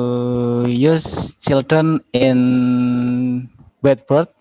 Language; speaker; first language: English; non-native, learner; Indonesian